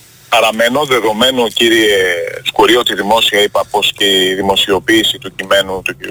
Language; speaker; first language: Greek; native; Greek